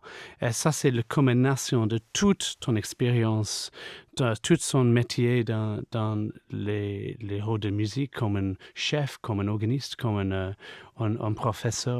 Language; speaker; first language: French; non-native, fluent; English